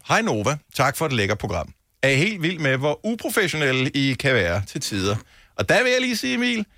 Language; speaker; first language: Danish; native; Danish